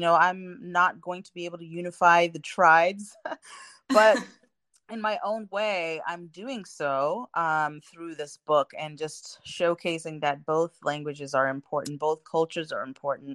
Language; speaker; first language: English; non-native, local second language; Shona